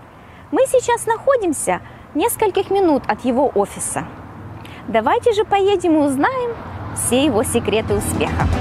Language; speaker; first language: Russian; native; Russian